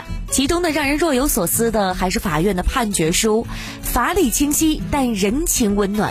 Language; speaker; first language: Chinese; native; Chinese